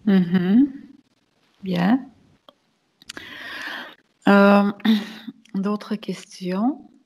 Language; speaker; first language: French; non-native, fluent; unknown